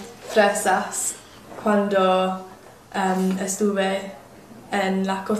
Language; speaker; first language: Spanish; non-native, learner; English